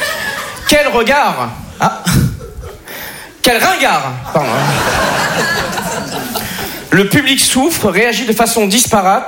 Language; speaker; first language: French; native; French